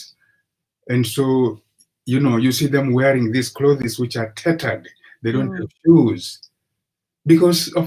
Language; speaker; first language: English; non-native, local second language; Swahili